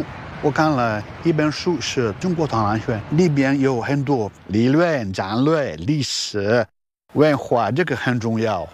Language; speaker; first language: Chinese; non-native, learner; Italian